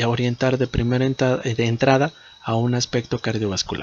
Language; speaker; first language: Spanish; native; Spanish